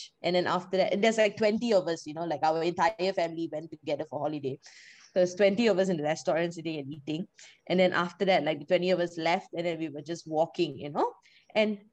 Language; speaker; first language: English; non-native, local second language; Tamil